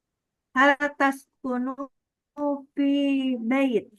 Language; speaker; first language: Arabic; non-native, learner; Indonesian